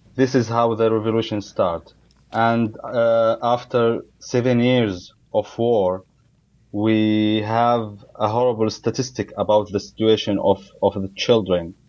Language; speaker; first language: English; non-native, learner; Arabic